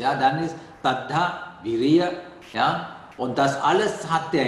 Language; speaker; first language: German; non-native, learner; Sinhala